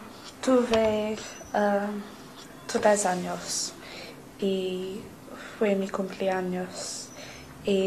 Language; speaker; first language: Spanish; non-native, learner; English